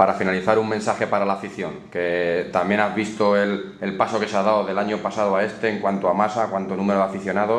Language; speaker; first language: Spanish; native; Spanish